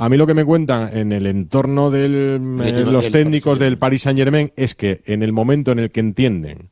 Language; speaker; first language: Spanish; native; Spanish